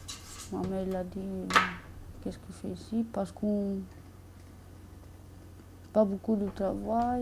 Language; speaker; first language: French; non-native, learner; Romanian